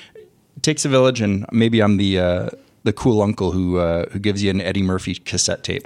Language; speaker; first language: English; native; English